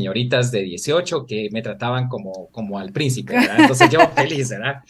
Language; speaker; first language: Spanish; native; Spanish